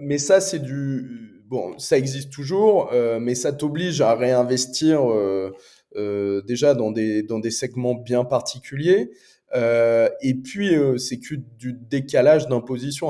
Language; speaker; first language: French; native; French